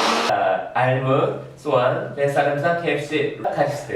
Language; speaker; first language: Turkish; non-native, fluent; Korean